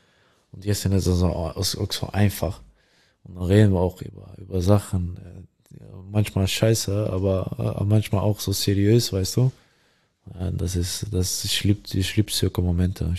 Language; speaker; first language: German; non-native, learner; Dutch